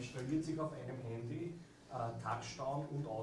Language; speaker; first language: German; native; German